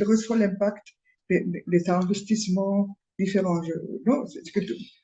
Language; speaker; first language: French; non-native, fluent; Spanish